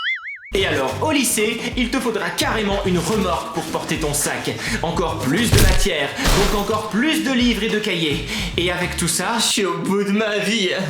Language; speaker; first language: French; native; French